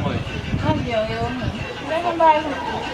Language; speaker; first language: Portuguese; non-native, learner; Haitian Creole